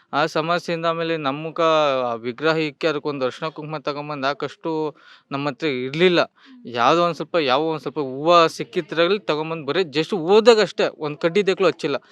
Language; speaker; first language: Kannada; native; Kannada